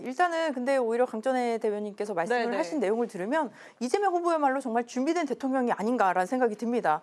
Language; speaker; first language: Korean; native; Korean